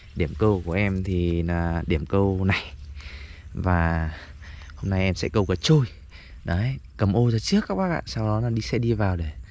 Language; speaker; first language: Vietnamese; native; Vietnamese